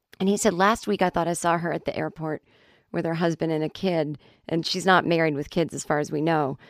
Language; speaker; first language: English; native; English